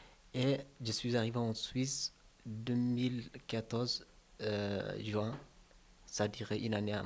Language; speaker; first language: French; non-native, learner; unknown